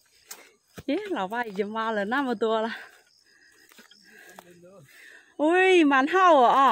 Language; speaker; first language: Chinese; native; Chinese